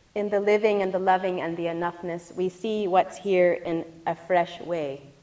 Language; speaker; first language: English; native; English